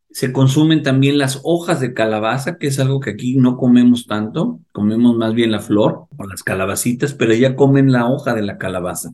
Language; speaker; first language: Spanish; native; Spanish